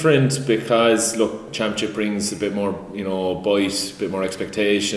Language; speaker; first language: English; native; English